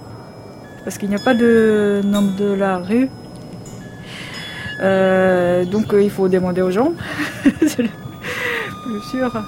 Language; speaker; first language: French; non-native, learner; Japanese